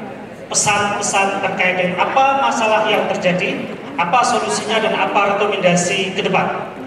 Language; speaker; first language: Indonesian; native; Indonesian